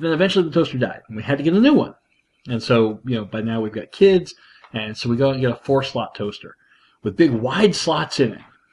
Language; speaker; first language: English; native; English